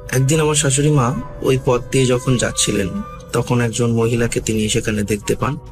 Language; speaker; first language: Bangla; native; Bangla